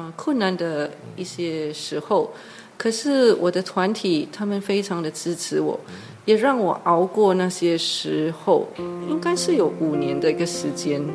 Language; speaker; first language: Chinese; non-native, local second language; English